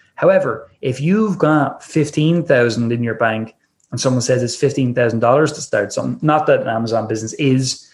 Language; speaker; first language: English; native; English